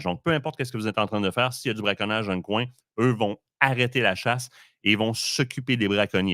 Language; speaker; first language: French; native; French